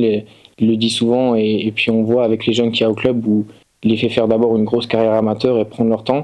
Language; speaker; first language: French; native; French